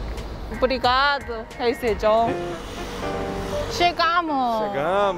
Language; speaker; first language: Portuguese; non-native, learner; Korean